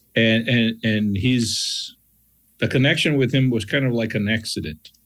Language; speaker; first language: English; non-native, fluent; Portuguese